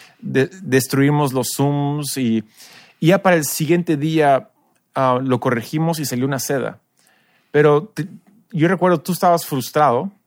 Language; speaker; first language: Spanish; early bilingual, other home language; English